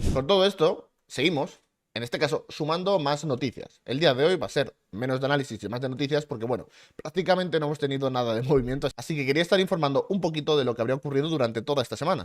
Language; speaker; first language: Spanish; native; Spanish